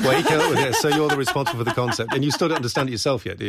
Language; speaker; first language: English; native; English